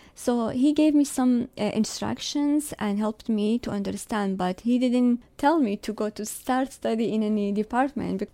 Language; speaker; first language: English; non-native, fluent; Arabic